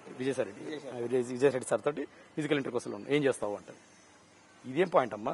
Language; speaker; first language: Telugu; native; Telugu